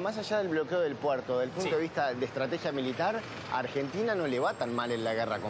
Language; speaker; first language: Spanish; native; Spanish